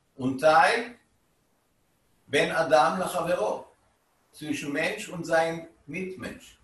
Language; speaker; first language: German; non-native, fluent; Hebrew